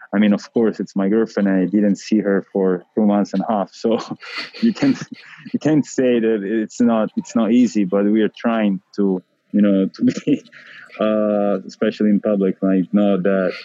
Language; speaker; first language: English; non-native, fluent; Italian